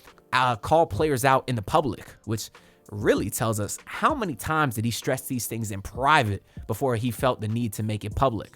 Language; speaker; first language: English; native; English